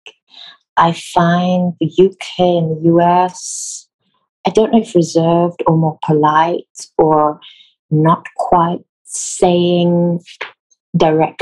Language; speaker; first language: English; non-native, fluent; Hebrew